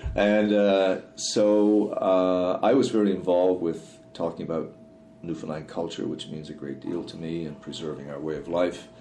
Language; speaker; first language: English; native; English